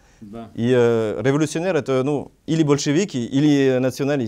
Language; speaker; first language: Russian; non-native, learner; French